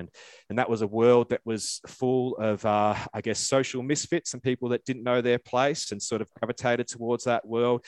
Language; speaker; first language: English; native; English